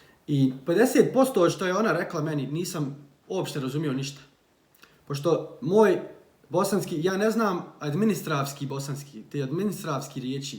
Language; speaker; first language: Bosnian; early bilingual, heritage; Bosnian